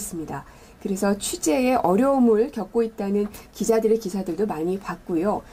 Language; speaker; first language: Korean; native; Korean